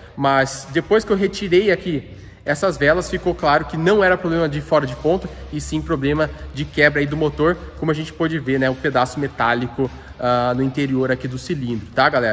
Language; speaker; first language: Portuguese; native; Portuguese